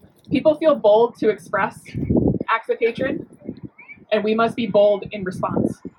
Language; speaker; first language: English; native; English